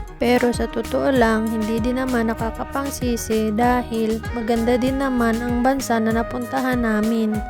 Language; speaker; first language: Filipino; non-native, local second language; Bikol